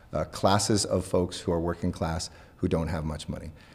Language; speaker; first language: English; native; English